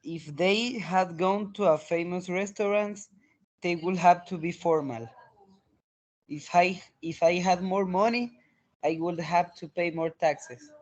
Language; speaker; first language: English; non-native, learner; Spanish